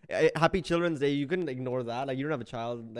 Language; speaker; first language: English; non-native, local second language; Hindi